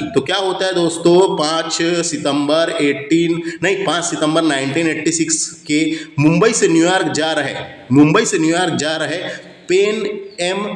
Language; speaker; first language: Hindi; native; Hindi